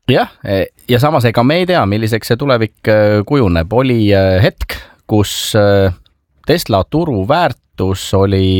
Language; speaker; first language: Estonian; native; Estonian